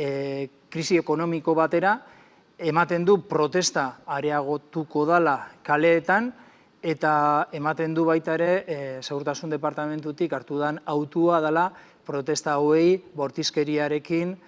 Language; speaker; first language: Basque; native; Basque